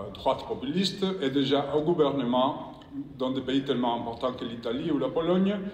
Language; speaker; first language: French; non-native, fluent; Spanish